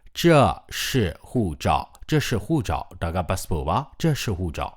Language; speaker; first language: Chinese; non-native, fluent; Burmese